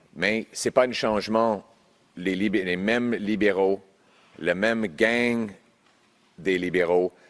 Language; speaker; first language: French; non-native, local second language; English